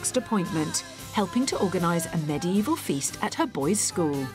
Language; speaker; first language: English; native; English